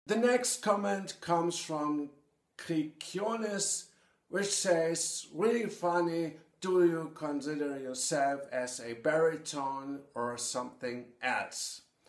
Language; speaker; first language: English; non-native, fluent; German